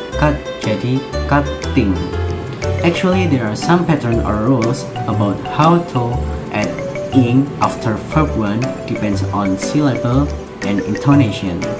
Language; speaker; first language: English; non-native, fluent; Indonesian